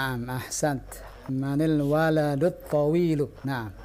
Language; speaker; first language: Arabic; non-native, fluent; Indonesian